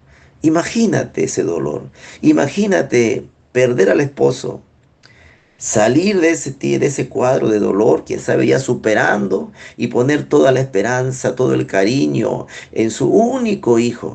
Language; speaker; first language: Spanish; native; Spanish